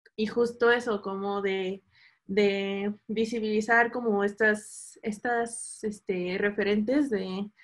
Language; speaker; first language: Spanish; early bilingual, heritage; Spanish